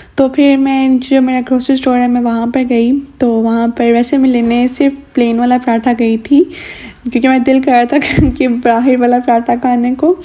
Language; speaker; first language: Urdu; native; Urdu